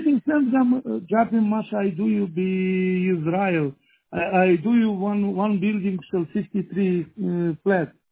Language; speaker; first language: English; non-native, learner; Romanian